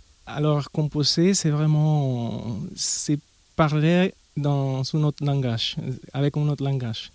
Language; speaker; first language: French; non-native, fluent; Spanish